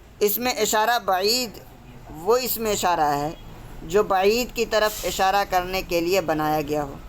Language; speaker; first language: Urdu; native; Urdu